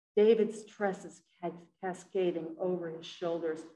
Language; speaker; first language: English; native; English